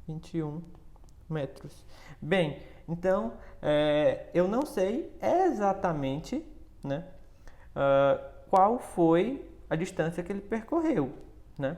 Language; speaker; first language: Portuguese; native; Portuguese